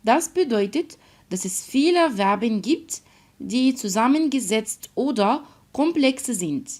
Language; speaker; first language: German; non-native, fluent; Arabic